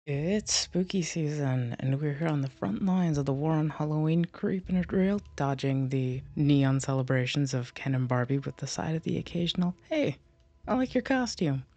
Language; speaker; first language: English; native; English